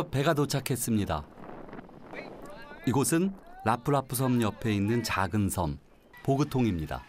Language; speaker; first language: Korean; native; Korean